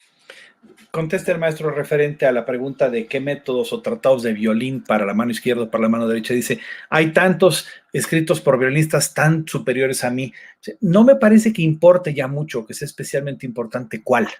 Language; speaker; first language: Spanish; native; Spanish